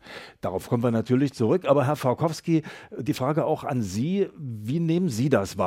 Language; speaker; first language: German; native; German